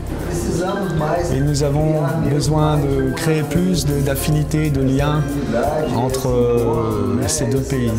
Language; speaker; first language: French; non-native, fluent; Portuguese